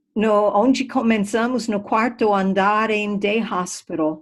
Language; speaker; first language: Portuguese; non-native, fluent; English